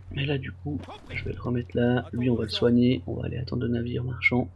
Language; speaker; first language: French; native; French